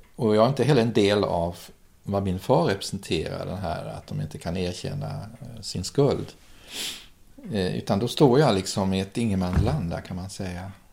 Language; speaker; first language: Swedish; early bilingual, other home language; German